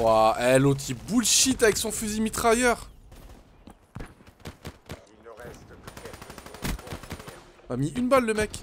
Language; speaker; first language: French; native; French